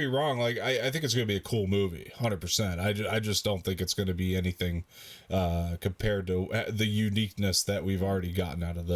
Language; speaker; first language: English; native; English